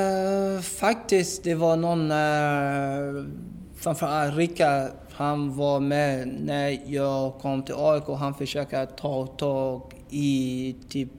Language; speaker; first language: Swedish; non-native, fluent; English